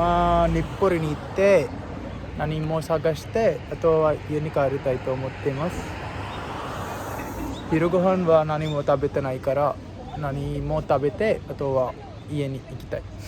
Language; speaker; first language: Japanese; non-native, learner; Sinhala